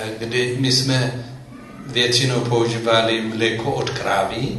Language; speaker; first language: Czech; non-native, fluent; Amharic